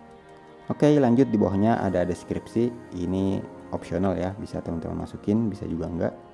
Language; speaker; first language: Indonesian; native; Indonesian